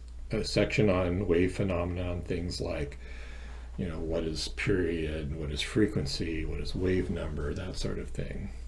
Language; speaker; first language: English; native; English